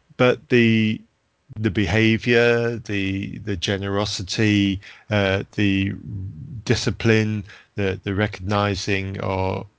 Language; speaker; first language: English; native; English